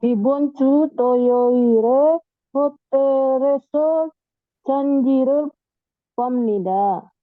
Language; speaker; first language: Korean; non-native, learner; Indonesian